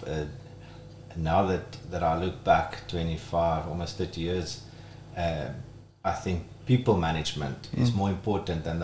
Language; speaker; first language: English; non-native, local second language; Afrikaans